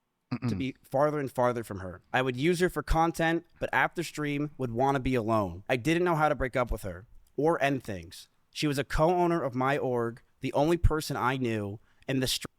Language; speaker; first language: English; native; English